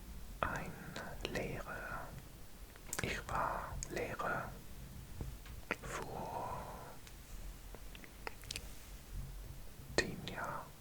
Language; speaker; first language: German; non-native, learner; Welsh